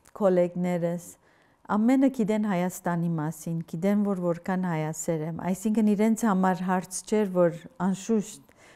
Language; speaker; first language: Armenian; early bilingual, heritage; Armenian